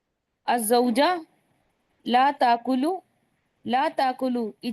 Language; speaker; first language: Arabic; non-native, learner; Urdu